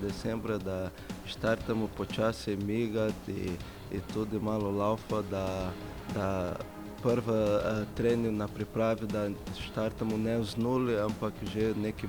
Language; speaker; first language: Slovenian; non-native, fluent; Portuguese